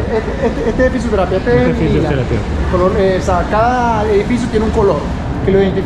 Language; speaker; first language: Spanish; native; Spanish